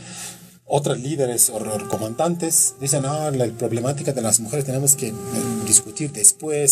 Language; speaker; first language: Spanish; non-native, learner; Kurdish